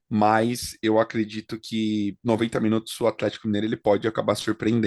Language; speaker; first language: Portuguese; native; Portuguese